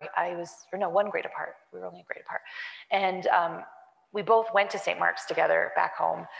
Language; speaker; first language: English; native; English